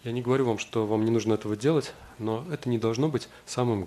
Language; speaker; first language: Russian; native; Russian